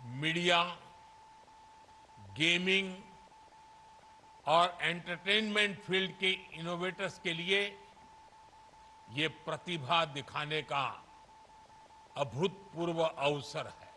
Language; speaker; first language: Hindi; native; Hindi